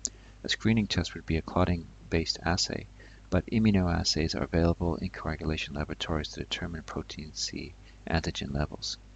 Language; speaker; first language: English; native; English